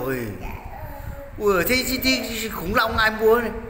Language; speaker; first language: Vietnamese; native; Vietnamese